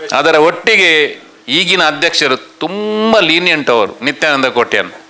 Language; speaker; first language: Kannada; non-native, local second language; Tulu